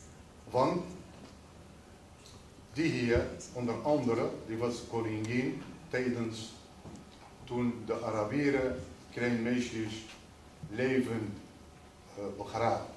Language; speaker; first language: Dutch; early bilingual, other home language; Riffian